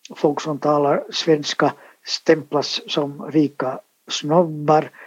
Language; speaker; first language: Swedish; native; Swedish